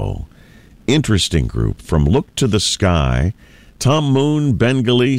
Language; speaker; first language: English; native; English